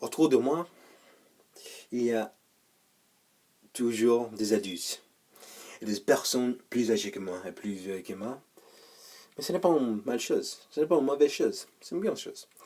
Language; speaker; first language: French; non-native, learner; English